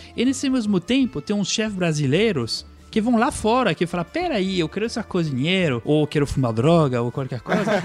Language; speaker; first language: Portuguese; non-native, fluent; French